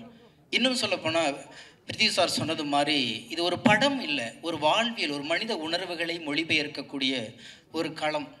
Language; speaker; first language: Tamil; native; Tamil